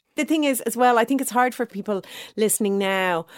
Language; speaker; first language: English; native; English